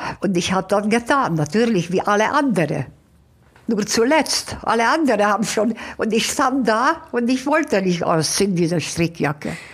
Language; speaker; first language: German; non-native, fluent; Hungarian